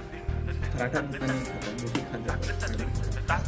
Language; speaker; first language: Hindi; non-native, local second language; Bangla